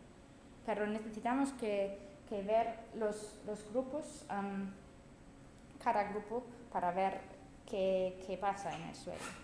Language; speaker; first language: Spanish; non-native, fluent; German